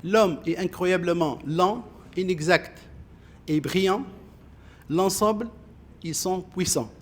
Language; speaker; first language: French; non-native, local second language; Arabic